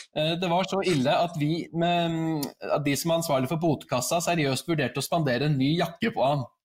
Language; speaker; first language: Norwegian; native; Norwegian